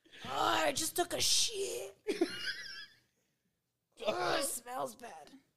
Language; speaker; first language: English; early bilingual, other home language; Spanish